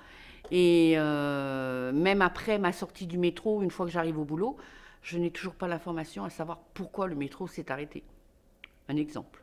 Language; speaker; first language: French; native; French